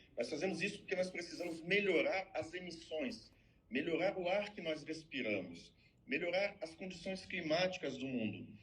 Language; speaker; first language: Portuguese; non-native, fluent; French